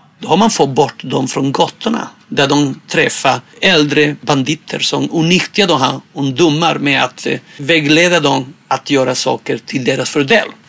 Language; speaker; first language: Swedish; non-native, fluent; Spanish